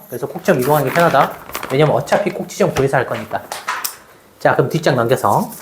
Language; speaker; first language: Korean; native; Korean